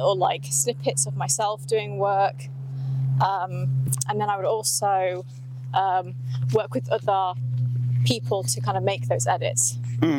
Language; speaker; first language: English; native; English